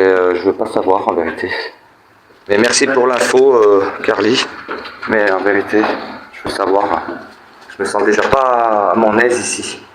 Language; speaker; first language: French; native; French